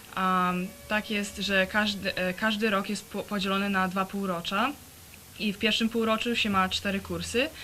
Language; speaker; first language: Polish; early bilingual, heritage; Polish